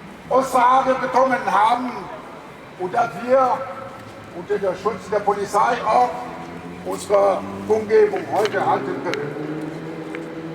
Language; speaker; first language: German; non-native, learner; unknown